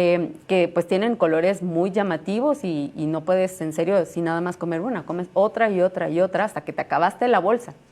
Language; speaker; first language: Spanish; native; Spanish